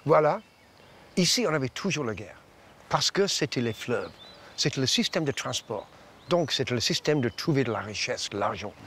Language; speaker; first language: French; non-native, fluent; English